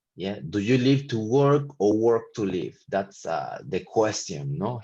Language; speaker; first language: English; non-native, fluent; Spanish